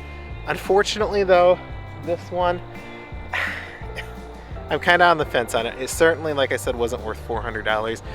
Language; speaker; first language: English; native; English